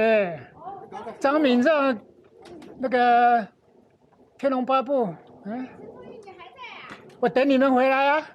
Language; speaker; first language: Chinese; native; Chinese